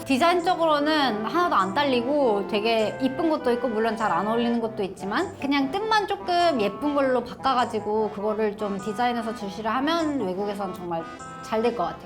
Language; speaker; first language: Korean; non-native, fluent; Kazakh